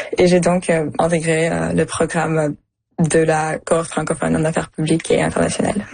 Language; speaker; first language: French; early bilingual, other home language; Russian